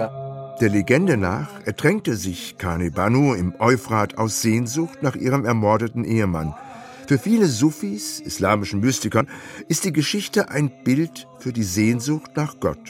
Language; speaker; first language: German; native; German